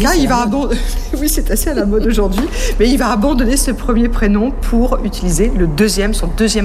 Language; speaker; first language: French; native; French